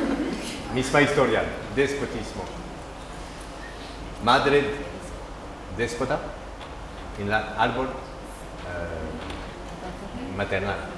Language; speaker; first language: Spanish; non-native, learner; French